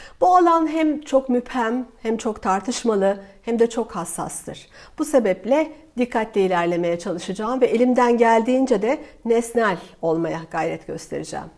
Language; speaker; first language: Turkish; native; Turkish